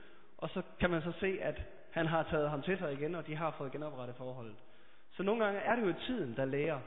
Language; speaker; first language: Danish; native; Danish